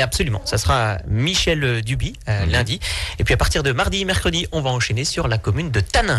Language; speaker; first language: French; native; French